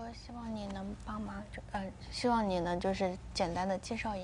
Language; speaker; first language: Chinese; non-native, fluent; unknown